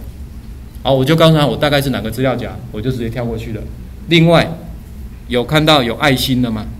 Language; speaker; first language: Chinese; native; Chinese